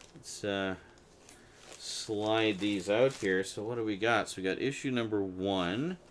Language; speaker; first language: English; native; English